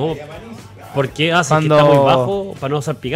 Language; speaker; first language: Spanish; native; Spanish